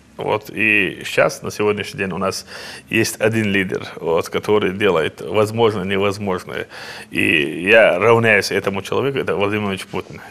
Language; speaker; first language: Russian; non-native, local second language; Chechen